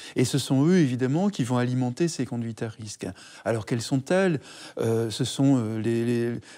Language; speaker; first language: French; native; French